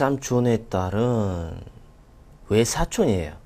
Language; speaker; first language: Korean; non-native, fluent; Russian